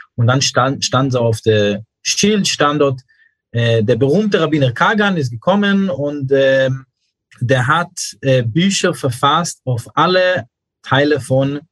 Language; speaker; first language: German; non-native, fluent; English